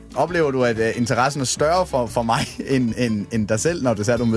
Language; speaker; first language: Danish; native; Danish